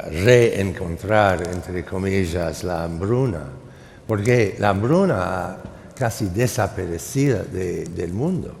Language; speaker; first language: Spanish; non-native, fluent; English